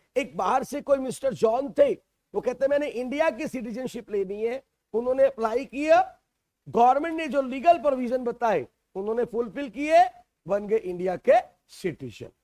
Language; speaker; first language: Hindi; native; Hindi